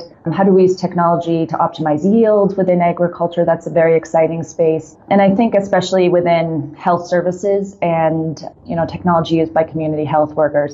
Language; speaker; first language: English; native; English